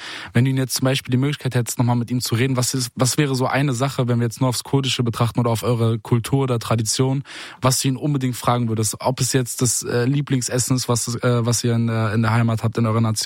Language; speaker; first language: German; native; German